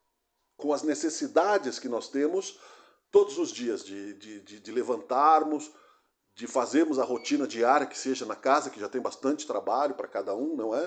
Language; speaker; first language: Portuguese; native; Portuguese